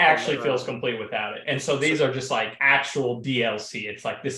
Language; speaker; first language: English; native; English